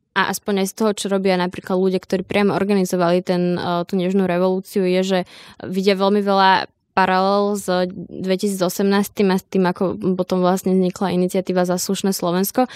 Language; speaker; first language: Slovak; native; Slovak